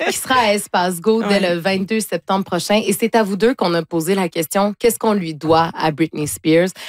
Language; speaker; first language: French; native; French